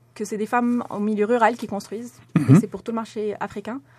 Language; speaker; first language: French; non-native, local second language; Arabic